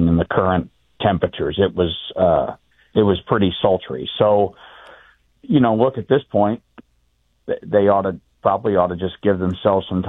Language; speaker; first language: English; native; English